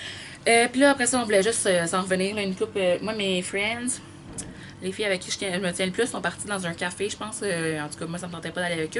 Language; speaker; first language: French; native; French